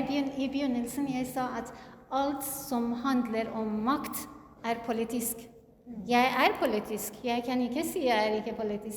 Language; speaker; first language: Norwegian; non-native, learner; Kurdish